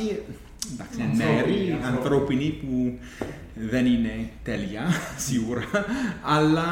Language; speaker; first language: Greek; non-native, fluent; English